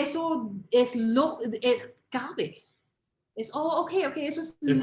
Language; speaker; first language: Spanish; early bilingual, heritage; English